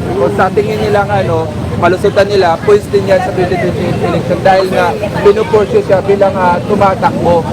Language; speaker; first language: Filipino; non-native, local second language; Cebuano